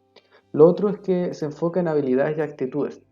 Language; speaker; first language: Spanish; native; Spanish